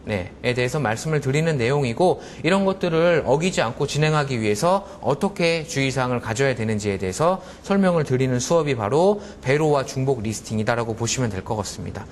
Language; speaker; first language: Korean; native; Korean